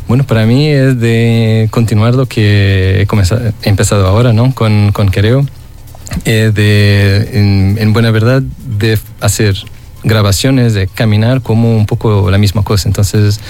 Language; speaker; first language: Spanish; non-native, fluent; Portuguese